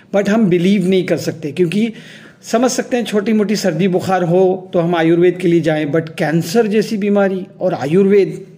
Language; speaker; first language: Hindi; non-native, local second language; Urdu